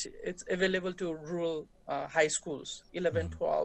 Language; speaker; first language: English; non-native, local second language; Nepali